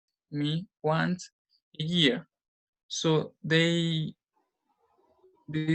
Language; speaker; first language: English; non-native, learner; Spanish